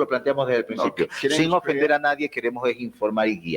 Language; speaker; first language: Spanish; native; Spanish